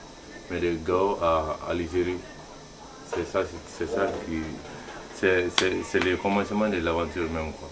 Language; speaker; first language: French; non-native, local second language; Bambara